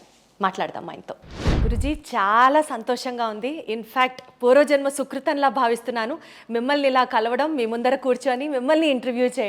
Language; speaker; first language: Telugu; native; Telugu